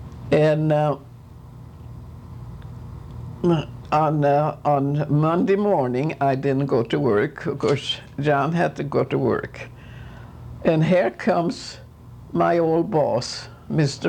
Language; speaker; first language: English; non-native, fluent; Swedish